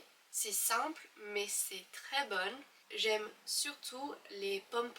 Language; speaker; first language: French; non-native, fluent; English